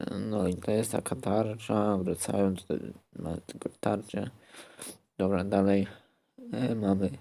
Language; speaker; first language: Polish; native; Polish